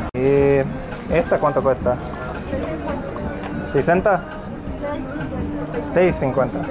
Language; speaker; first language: Spanish; non-native, fluent; English